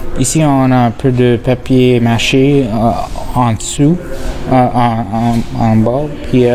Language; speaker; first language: French; non-native, local second language; English